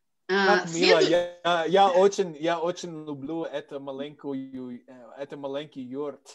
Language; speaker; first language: Russian; non-native, learner; English